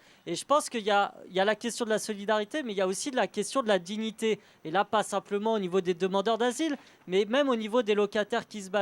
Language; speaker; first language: French; native; French